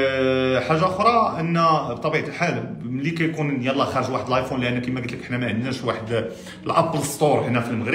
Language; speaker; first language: Arabic; native; Arabic